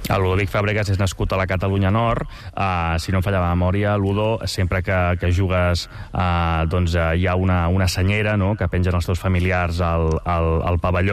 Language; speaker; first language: Catalan; native; Catalan